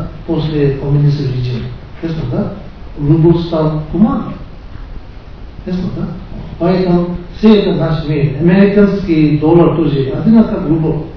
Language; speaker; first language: Russian; non-native, learner; Tibetan